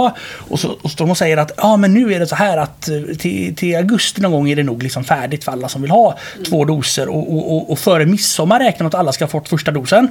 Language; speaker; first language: Swedish; native; Swedish